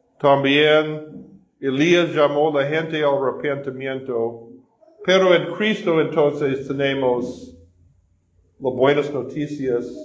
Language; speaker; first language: Spanish; non-native, fluent; English